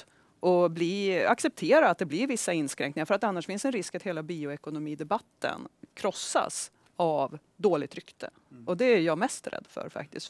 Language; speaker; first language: Swedish; native; Swedish